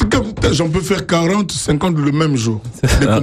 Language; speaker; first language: French; non-native, local second language; Lingala